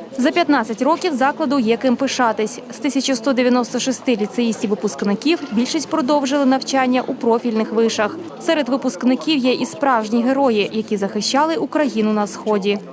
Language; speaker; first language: Ukrainian; native; Ukrainian